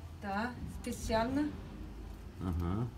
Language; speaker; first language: Russian; non-native, learner; French